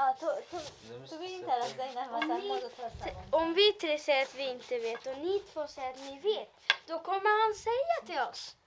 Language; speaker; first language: Swedish; early bilingual, other home language; Persian